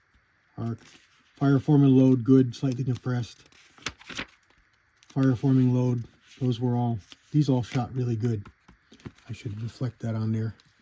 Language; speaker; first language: English; native; English